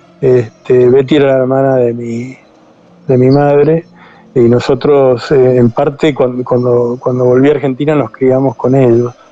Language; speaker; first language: Spanish; native; Spanish